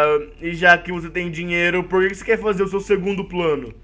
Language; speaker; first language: Portuguese; native; Portuguese